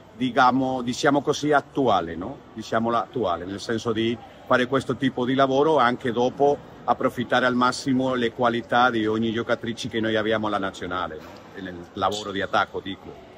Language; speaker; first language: Italian; non-native, learner; Spanish